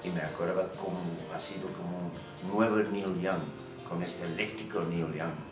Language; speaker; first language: Spanish; non-native, fluent; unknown